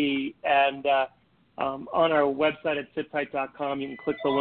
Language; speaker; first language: English; native; English